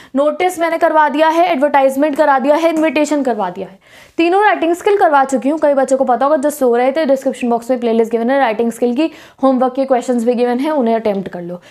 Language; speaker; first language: Hindi; native; Hindi